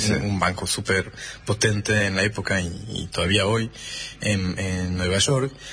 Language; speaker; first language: Spanish; non-native, fluent; French